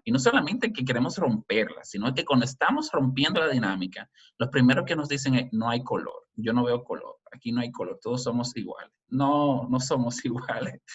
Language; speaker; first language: Spanish; native; Spanish